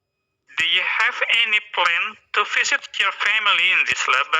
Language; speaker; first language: English; non-native, fluent; Indonesian